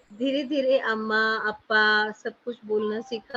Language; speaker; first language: Hindi; native; Hindi